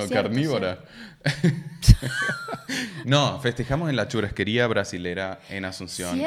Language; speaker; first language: Spanish; non-native, fluent; German